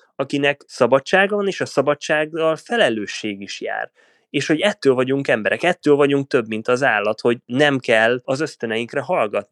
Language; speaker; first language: Hungarian; native; Hungarian